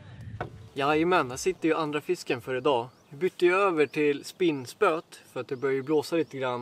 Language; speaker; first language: Swedish; native; Swedish